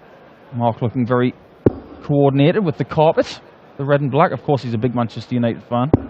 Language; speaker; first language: English; native; English